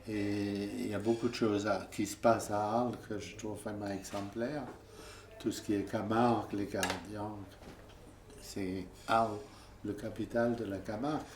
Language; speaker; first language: French; non-native, fluent; German